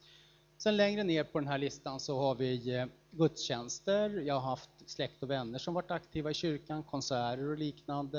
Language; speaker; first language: Swedish; native; Swedish